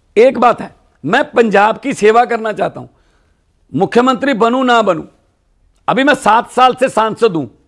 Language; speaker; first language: Hindi; non-native, local second language; Punjabi